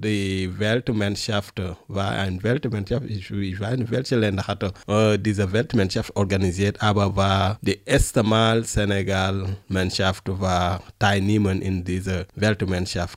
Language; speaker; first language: German; non-native, learner; French